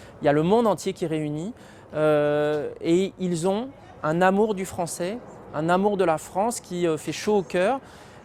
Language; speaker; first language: French; native; French